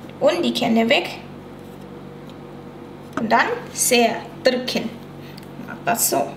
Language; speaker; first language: German; non-native, learner; Thai